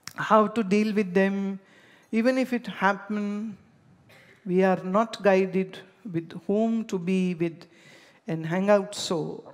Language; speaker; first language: English; non-native, local second language; Hindi